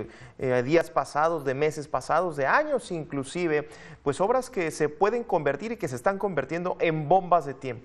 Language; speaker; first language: Spanish; native; Spanish